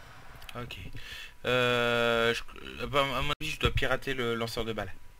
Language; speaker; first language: French; native; French